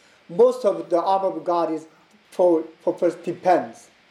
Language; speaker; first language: English; non-native, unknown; Korean